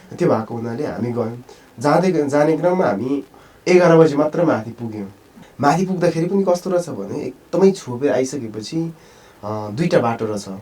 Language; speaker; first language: Nepali; non-native, local second language; Sherpa